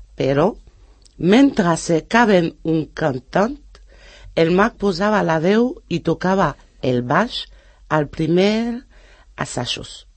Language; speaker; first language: Catalan; non-native, learner; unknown